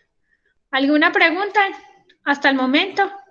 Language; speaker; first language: Spanish; native; Spanish